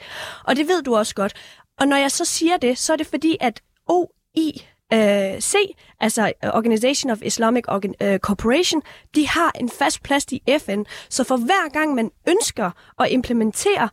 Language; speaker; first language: Danish; early bilingual, other home language; Persian